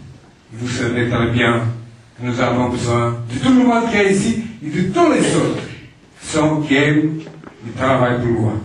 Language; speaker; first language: French; non-native, fluent; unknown